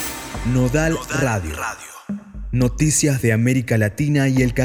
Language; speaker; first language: Spanish; native; Spanish